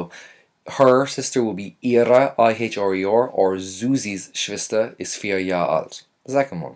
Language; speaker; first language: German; non-native, fluent; English